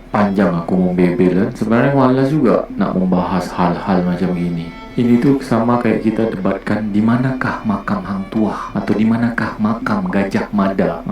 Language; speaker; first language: Malay; native; Malay